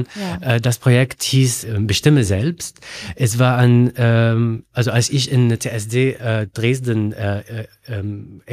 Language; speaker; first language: German; non-native, learner; Arabic